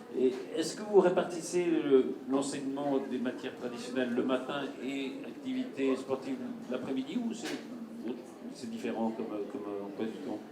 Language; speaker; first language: French; native; French